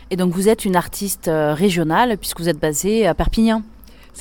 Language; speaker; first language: French; native; French